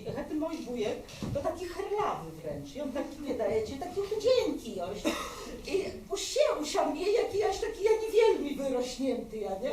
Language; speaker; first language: Polish; non-native, local second language; Belarusian